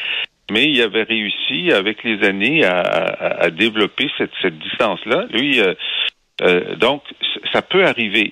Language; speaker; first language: French; native; French